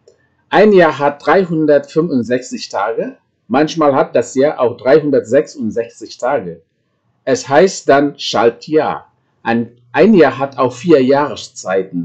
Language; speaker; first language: German; non-native, fluent; Indonesian